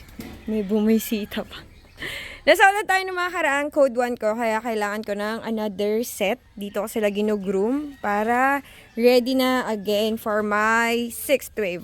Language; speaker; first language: Filipino; native; Filipino